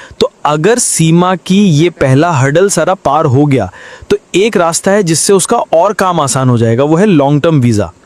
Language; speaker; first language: Hindi; native; Hindi